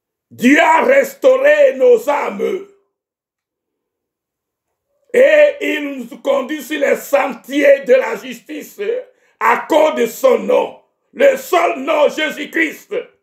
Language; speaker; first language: French; non-native, local second language; Ewe